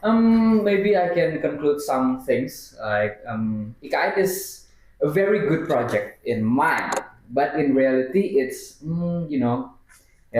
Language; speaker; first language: English; non-native, learner; Indonesian